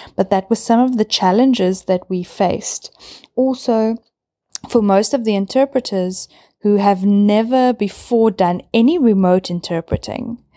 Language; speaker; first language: English; non-native, local second language; Afrikaans